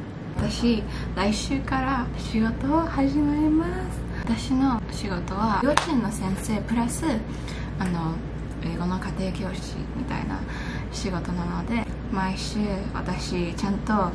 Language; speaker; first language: Japanese; early bilingual, heritage; English